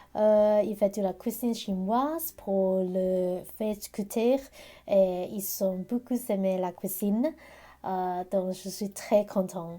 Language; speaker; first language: French; non-native, learner; Cantonese